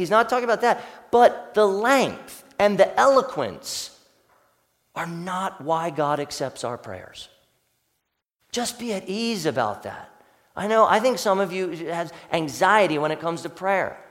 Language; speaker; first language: English; native; English